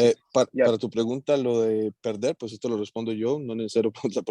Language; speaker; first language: Spanish; native; Spanish